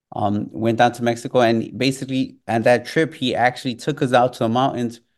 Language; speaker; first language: English; native; English